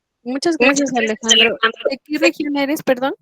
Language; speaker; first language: Spanish; native; Spanish